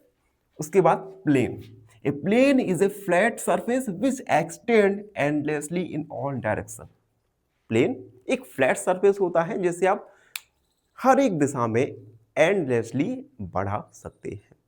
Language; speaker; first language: Hindi; native; Hindi